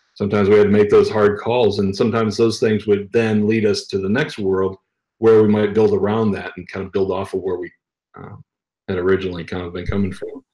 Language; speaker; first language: English; native; English